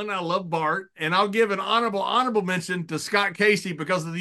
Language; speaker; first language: English; native; English